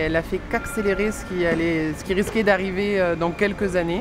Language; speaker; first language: French; native; French